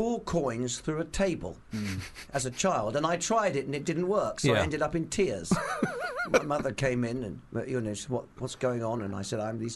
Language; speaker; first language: English; native; English